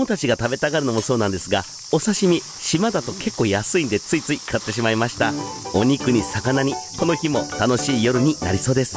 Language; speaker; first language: Japanese; native; Japanese